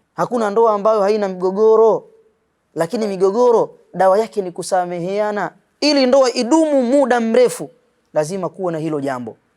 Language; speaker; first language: Swahili; native; Swahili